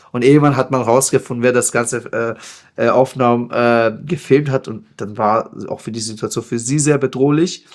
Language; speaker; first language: German; non-native, fluent; Persian